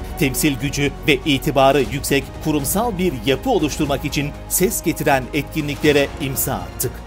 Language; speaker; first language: Turkish; native; Turkish